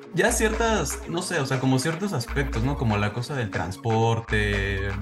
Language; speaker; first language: Spanish; native; Spanish